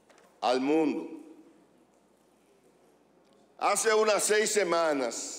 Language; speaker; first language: Spanish; native; Spanish